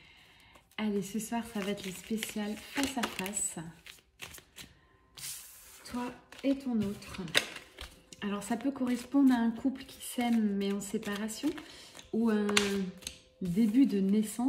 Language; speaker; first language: French; native; French